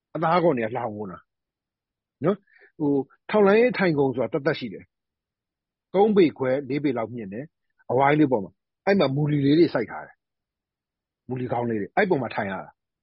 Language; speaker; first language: Burmese; native; Burmese